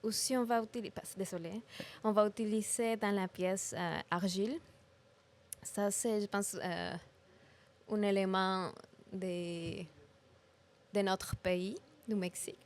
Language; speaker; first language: French; non-native, learner; Spanish